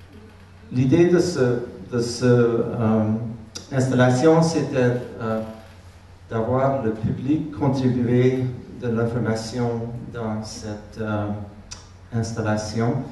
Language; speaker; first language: French; non-native, fluent; Hungarian